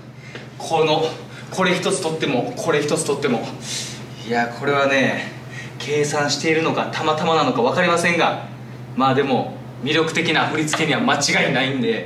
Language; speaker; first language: Japanese; native; Japanese